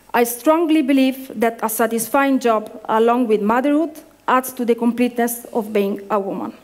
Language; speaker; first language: English; non-native, fluent; Italian